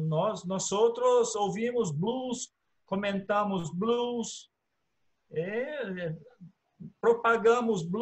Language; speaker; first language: Spanish; non-native, learner; Portuguese